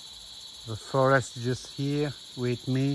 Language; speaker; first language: English; non-native, learner; French